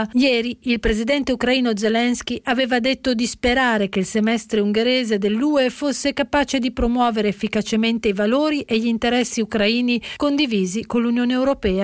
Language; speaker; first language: Italian; native; Italian